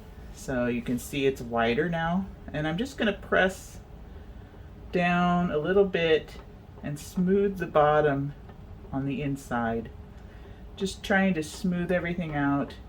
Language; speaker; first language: English; native; English